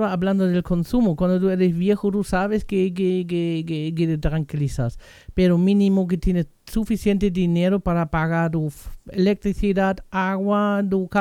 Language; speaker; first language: Spanish; non-native, fluent; German